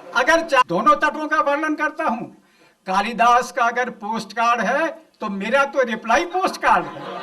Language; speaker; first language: Hindi; non-native, local second language; Gujarati